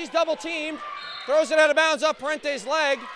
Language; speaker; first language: English; native; English